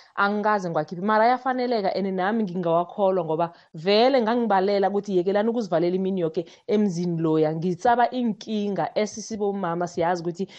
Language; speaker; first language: Zulu; non-native, local second language; South Ndebele